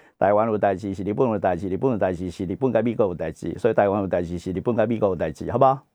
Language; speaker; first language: Chinese; native; Chinese